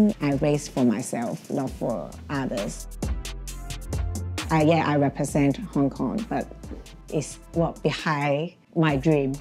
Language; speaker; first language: English; non-native, learner; Cantonese